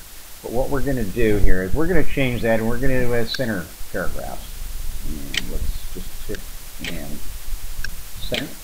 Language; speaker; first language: English; native; English